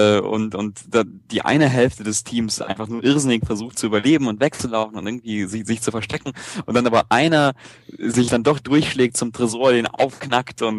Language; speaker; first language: German; native; German